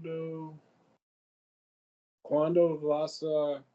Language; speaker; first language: Spanish; non-native, learner; English